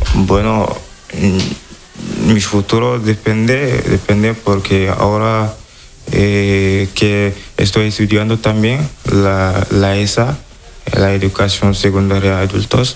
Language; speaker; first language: Spanish; non-native, fluent; Wolof